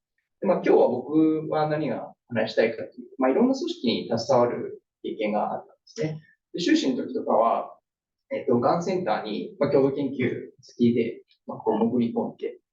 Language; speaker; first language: Japanese; native; Japanese